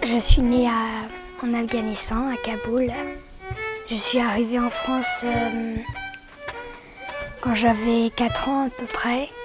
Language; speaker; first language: French; early bilingual, other home language; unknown